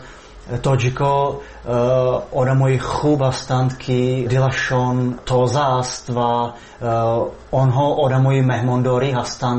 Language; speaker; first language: Persian; non-native, fluent; Czech